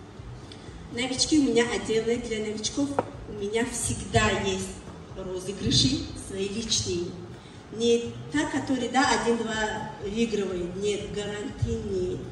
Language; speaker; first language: Russian; non-native, learner; Tajik